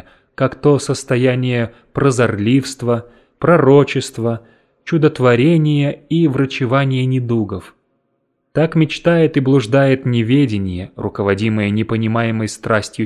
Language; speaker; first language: Russian; native; Russian